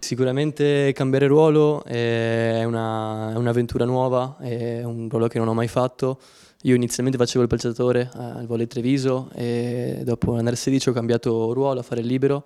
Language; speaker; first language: Italian; non-native, fluent; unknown